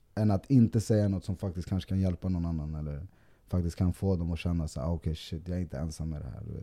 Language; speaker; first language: Swedish; early bilingual, other home language; Spanish